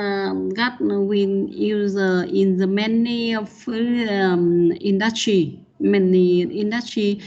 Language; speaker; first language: English; non-native, learner; Vietnamese